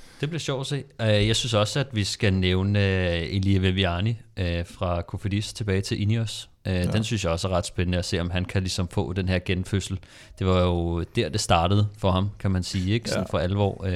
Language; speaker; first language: Danish; native; Danish